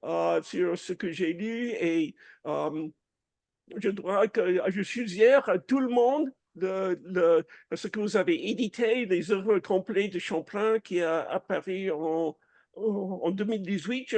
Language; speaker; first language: French; non-native, fluent; English